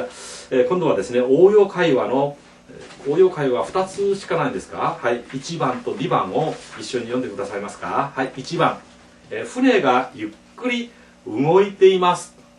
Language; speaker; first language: Japanese; non-native, fluent; Korean